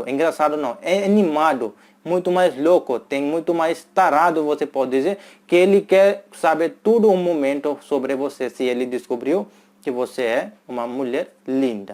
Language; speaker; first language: Portuguese; non-native, fluent; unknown